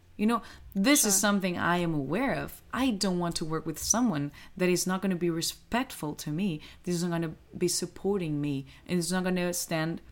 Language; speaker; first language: English; non-native, fluent; Spanish